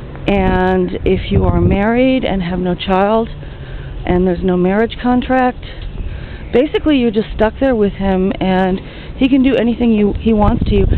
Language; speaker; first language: English; native; English